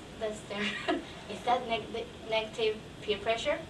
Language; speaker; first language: English; non-native, learner; Chinese